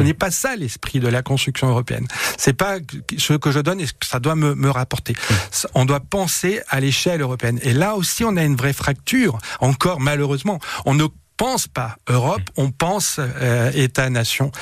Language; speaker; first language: French; native; French